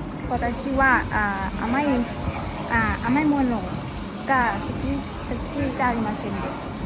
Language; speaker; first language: Japanese; non-native, learner; Thai